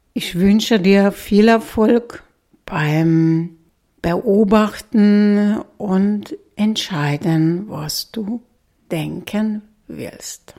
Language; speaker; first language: German; non-native, fluent; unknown